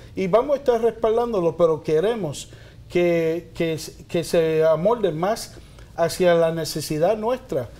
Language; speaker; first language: Spanish; early bilingual, heritage; Spanish